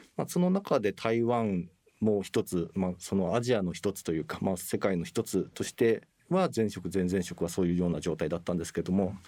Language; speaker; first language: Japanese; native; Japanese